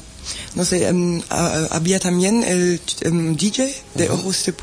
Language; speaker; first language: Spanish; non-native, fluent; German